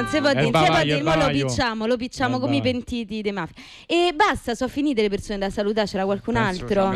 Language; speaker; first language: Italian; native; Italian